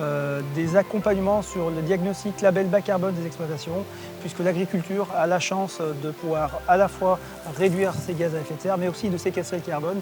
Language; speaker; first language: French; native; French